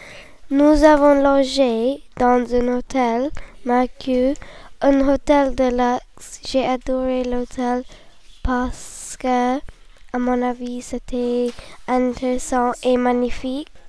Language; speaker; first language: French; non-native, learner; English